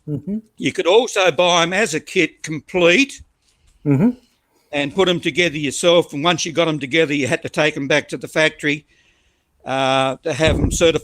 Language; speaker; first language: English; native; English